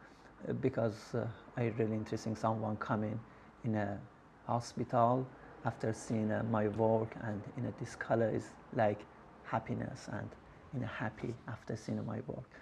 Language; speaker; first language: English; non-native, learner; Persian